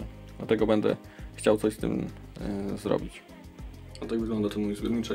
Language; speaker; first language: Polish; native; Polish